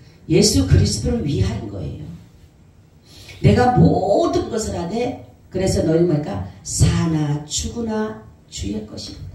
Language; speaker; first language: Korean; native; Korean